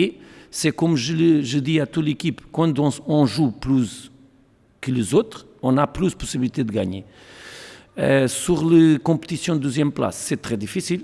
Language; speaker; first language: French; non-native, learner; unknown